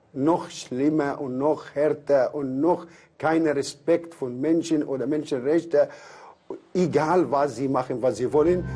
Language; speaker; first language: German; non-native, learner; Arabic